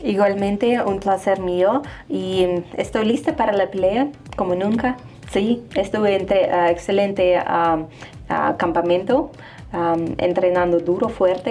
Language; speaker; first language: Spanish; non-native, fluent; Russian